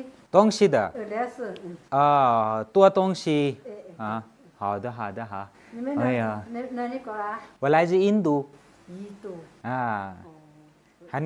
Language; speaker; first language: Chinese; non-native, learner; Hindi